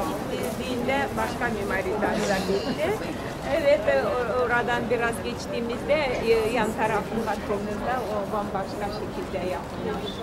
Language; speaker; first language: Turkish; non-native, fluent; Russian